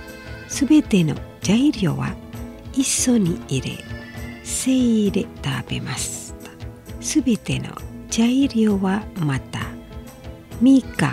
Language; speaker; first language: Japanese; non-native, fluent; Indonesian